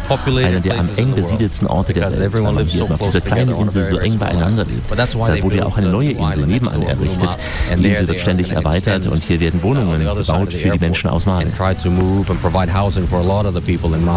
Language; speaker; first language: German; native; German